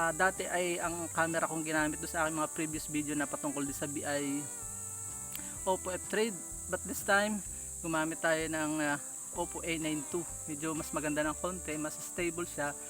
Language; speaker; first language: Filipino; native; Filipino